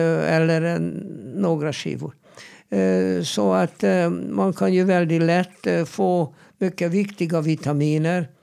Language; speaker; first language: Swedish; non-native, fluent; Hungarian